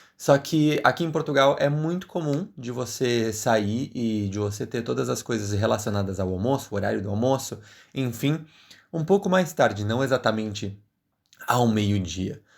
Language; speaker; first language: Portuguese; native; Portuguese